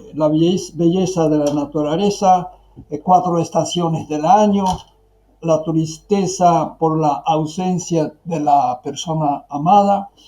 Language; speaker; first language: Spanish; non-native, fluent; Japanese